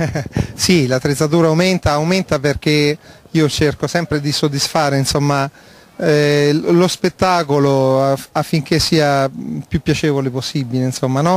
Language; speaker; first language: Italian; native; Italian